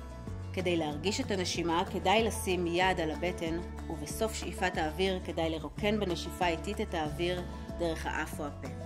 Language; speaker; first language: Hebrew; native; Hebrew